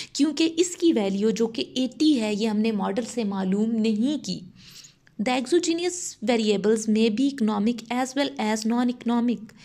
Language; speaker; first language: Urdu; non-native, local second language; Punjabi